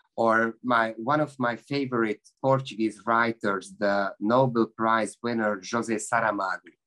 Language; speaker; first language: English; non-native, fluent; Hungarian